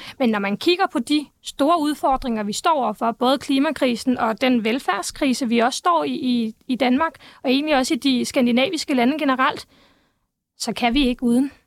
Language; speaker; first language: Danish; early bilingual, other home language; Turkish